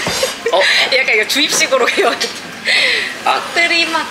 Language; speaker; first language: Korean; non-native, local second language; Indonesian